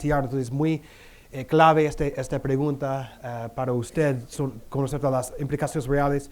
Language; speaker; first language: Spanish; non-native, fluent; English